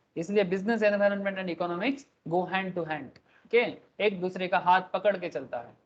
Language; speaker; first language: Hindi; non-native, local second language; Bangla